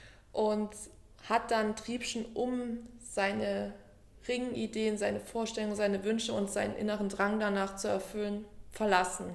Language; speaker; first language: German; native; German